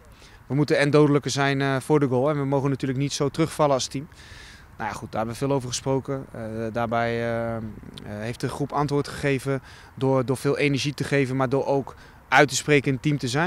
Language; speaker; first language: Dutch; native; Dutch